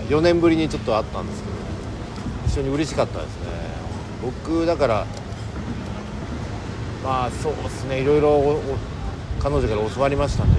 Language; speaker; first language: Japanese; native; Japanese